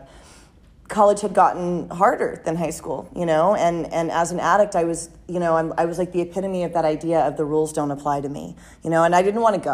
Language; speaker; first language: English; native; English